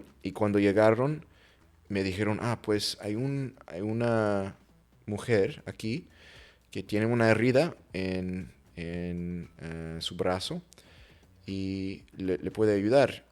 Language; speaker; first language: Spanish; non-native, fluent; English